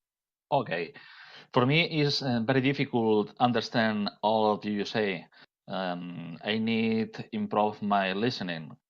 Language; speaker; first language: English; non-native, learner; Catalan